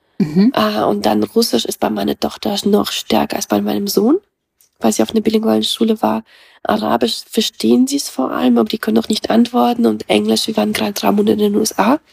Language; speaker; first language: German; early bilingual, other home language; Russian